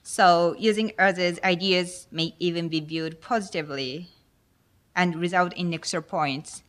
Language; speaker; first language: English; non-native, fluent; Japanese